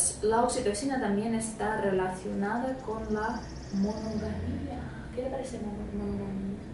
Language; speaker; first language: Spanish; non-native, fluent; Russian